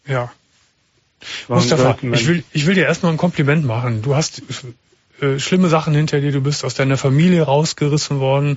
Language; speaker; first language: German; native; German